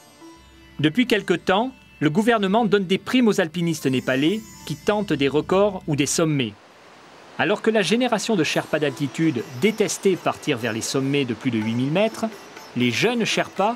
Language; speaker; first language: French; native; French